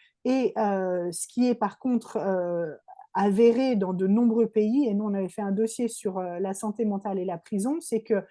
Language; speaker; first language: French; native; French